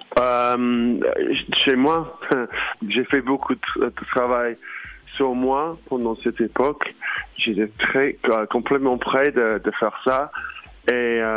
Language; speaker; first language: French; non-native, learner; English